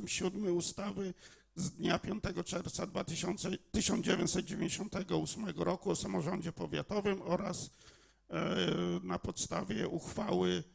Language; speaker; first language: Polish; native; Polish